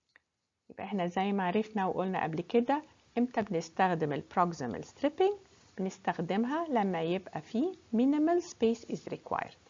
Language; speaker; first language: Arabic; native; Arabic